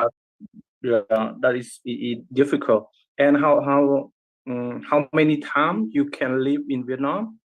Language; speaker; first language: English; non-native, learner; Vietnamese